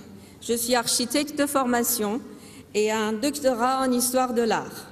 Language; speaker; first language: French; non-native, fluent; Persian